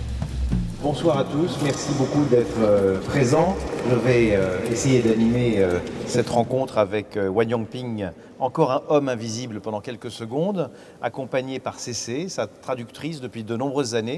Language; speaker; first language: French; native; French